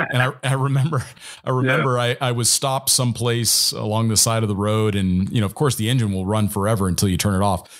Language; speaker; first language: English; native; English